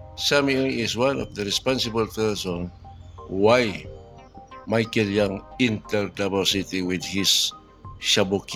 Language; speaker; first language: English; non-native, local second language; Cebuano